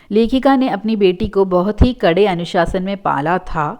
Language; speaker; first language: Hindi; non-native, local second language; Malayalam